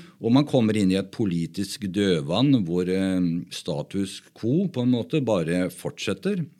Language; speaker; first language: Norwegian; native; Norwegian